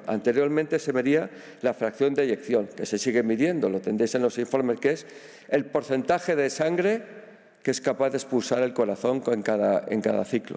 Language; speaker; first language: Spanish; native; Spanish